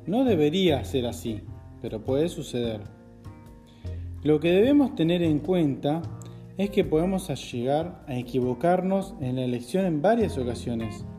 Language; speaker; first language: Spanish; native; Spanish